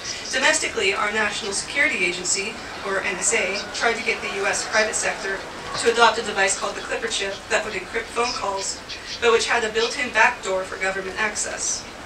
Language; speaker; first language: English; native; English